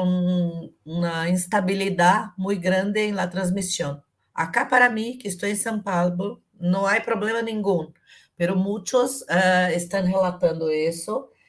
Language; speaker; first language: Spanish; non-native, fluent; Portuguese